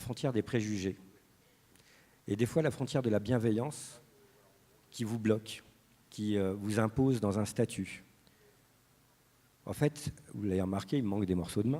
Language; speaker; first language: French; native; French